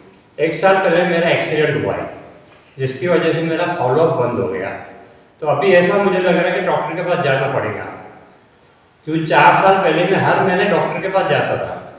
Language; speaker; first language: Hindi; non-native, local second language; Marathi